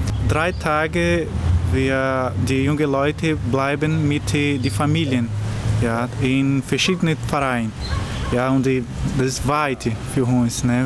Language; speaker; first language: German; non-native, learner; Portuguese